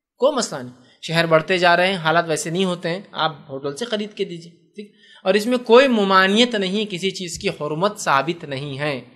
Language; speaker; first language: Urdu; non-native, local second language; Bangla